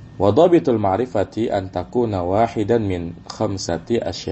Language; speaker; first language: Arabic; non-native, fluent; Indonesian